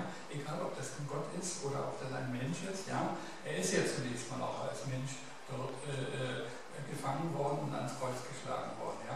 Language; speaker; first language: German; native; German